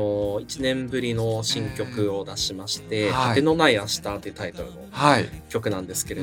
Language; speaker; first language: Japanese; native; Japanese